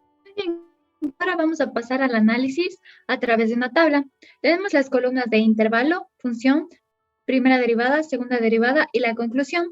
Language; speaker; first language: Spanish; native; Spanish